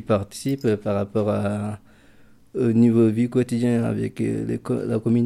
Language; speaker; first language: French; non-native, local second language; Fula